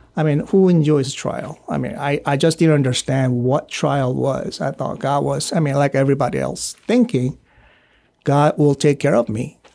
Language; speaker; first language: English; non-native, fluent; Korean